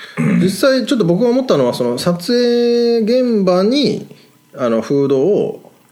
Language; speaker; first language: Japanese; native; Japanese